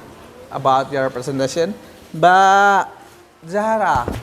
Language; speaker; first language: English; non-native, learner; Indonesian